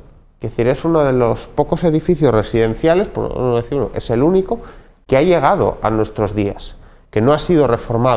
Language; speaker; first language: Spanish; native; Spanish